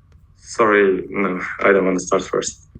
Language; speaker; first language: English; non-native, learner; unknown